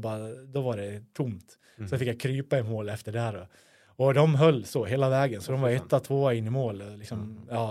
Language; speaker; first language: Swedish; native; Swedish